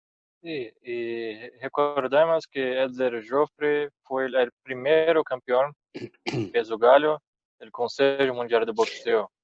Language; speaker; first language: Spanish; non-native, fluent; Portuguese